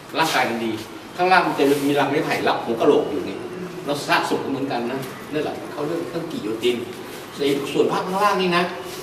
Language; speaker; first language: Thai; non-native, fluent; Vietnamese